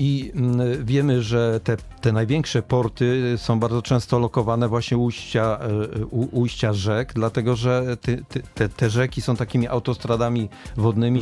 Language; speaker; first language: Polish; native; Polish